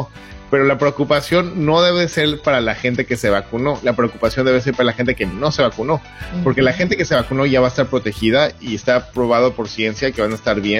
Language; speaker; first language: Spanish; native; Spanish